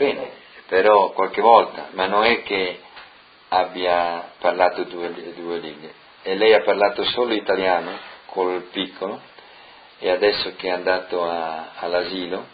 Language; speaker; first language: Italian; non-native, local second language; Friulian